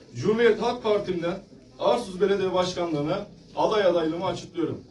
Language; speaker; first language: Turkish; native; Turkish